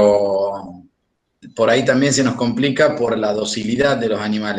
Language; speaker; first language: Spanish; native; Spanish